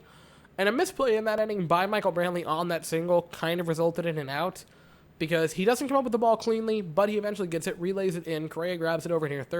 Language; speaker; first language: English; native; English